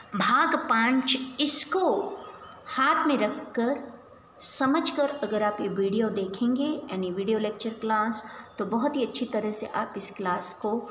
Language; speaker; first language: Hindi; non-native, local second language; Kannada